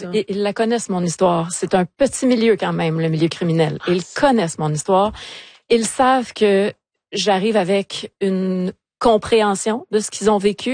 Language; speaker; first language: French; native; French